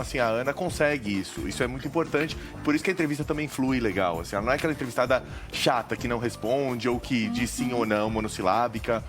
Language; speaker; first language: Portuguese; native; Portuguese